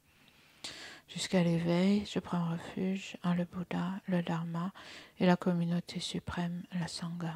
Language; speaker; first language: French; native; French